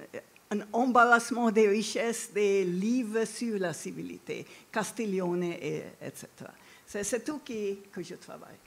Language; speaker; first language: French; non-native, fluent; English